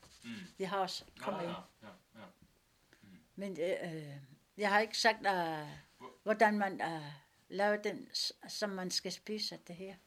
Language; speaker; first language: Danish; non-native, local second language; Kalaallisut